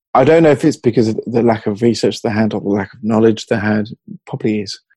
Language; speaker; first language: English; native; English